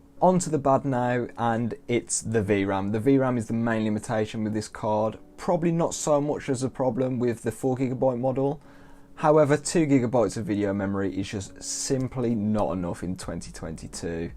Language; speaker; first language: English; native; English